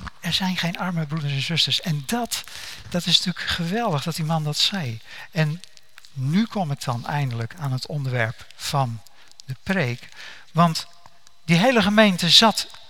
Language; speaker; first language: Dutch; native; Dutch